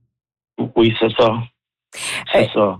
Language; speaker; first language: French; non-native, local second language; English